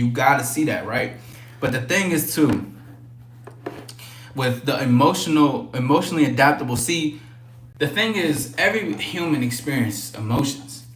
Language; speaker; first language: English; native; English